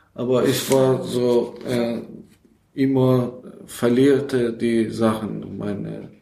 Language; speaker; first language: German; non-native, learner; Persian